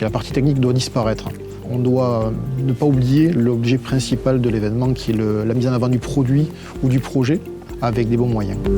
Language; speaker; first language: French; native; French